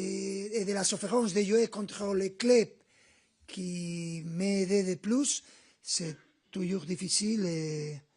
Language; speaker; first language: French; non-native, fluent; Spanish